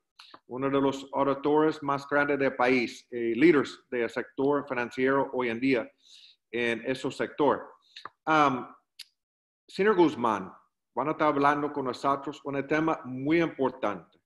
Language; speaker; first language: Spanish; non-native, learner; English